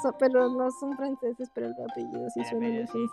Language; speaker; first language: Spanish; native; Spanish